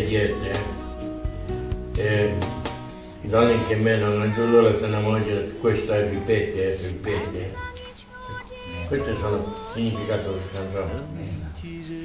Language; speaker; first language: Italian; non-native, fluent; Tibetan